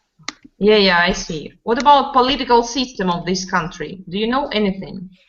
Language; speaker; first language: English; non-native, fluent; Russian